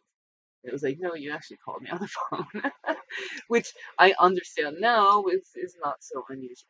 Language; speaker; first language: English; native; English